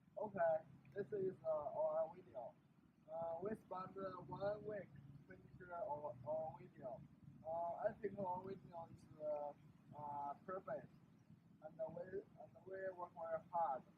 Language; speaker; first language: English; non-native, learner; Chinese